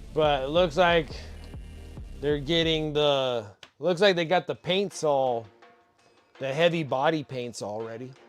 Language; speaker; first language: English; native; English